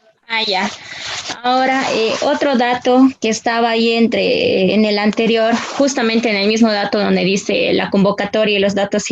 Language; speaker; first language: Spanish; native; Spanish